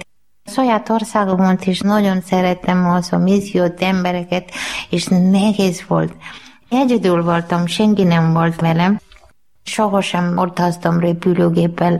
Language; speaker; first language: Hungarian; non-native, learner; Malayalam